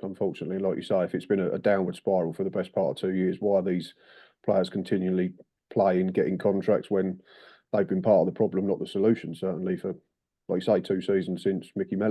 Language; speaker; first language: English; native; English